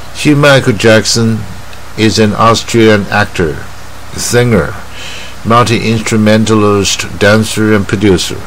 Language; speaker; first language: English; non-native, fluent; Chinese